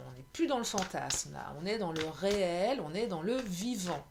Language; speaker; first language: French; native; French